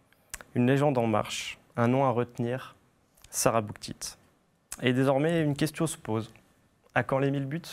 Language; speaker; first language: French; native; French